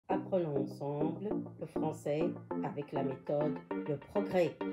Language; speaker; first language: French; non-native, local second language; Arabic